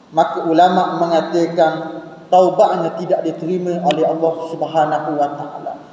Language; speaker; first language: Malay; native; Malay